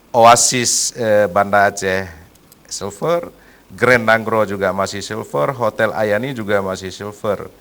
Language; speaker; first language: Malay; native; Malay